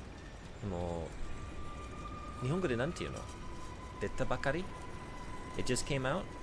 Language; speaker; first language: Japanese; non-native, learner; English